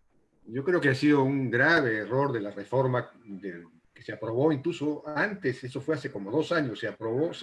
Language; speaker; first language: Spanish; native; Spanish